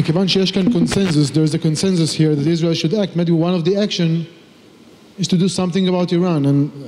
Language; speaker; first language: English; non-native, fluent; Hebrew